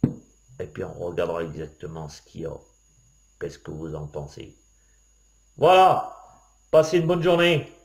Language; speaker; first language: French; native; French